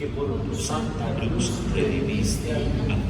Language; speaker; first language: Spanish; native; Spanish